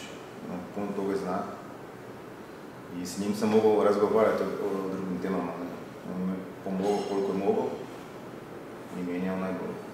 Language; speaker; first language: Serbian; non-native, fluent; Portuguese